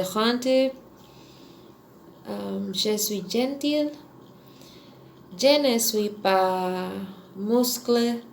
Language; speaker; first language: French; non-native, learner; Spanish